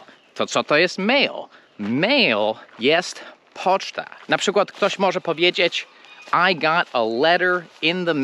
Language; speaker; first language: Polish; non-native, fluent; English